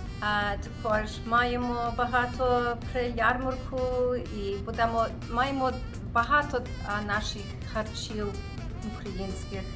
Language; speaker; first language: Ukrainian; early bilingual, heritage; Ukrainian